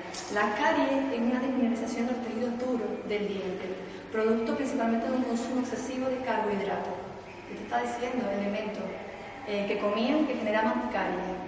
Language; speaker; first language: Spanish; native; Spanish